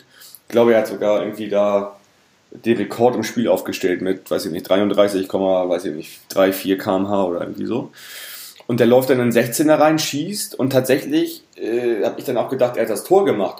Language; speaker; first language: German; native; German